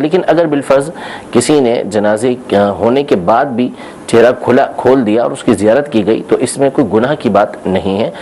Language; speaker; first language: Urdu; native; Urdu